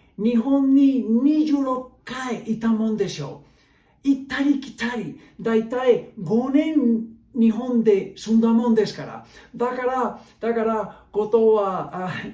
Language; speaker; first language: Japanese; non-native, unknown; Spanish